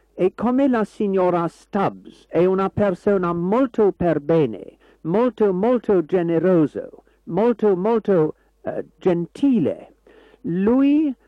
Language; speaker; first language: Italian; non-native, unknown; English